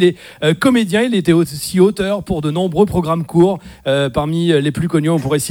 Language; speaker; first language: French; native; French